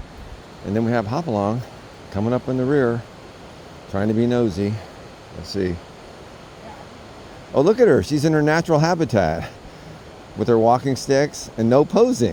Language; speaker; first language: English; native; English